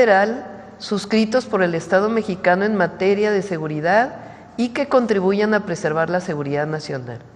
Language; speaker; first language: Spanish; native; Spanish